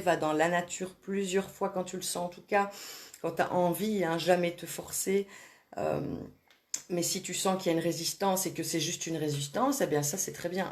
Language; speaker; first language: French; native; French